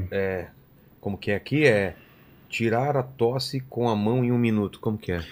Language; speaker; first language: Portuguese; native; Portuguese